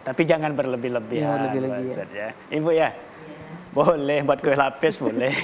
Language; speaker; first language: Indonesian; native; Indonesian